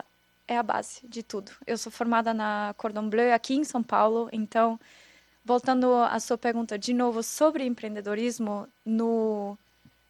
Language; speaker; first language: Portuguese; non-native, fluent; German